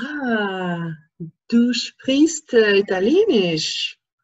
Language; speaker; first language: German; non-native, learner; Greek